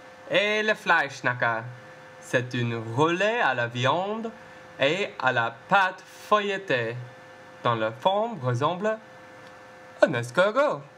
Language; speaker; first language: French; non-native, learner; English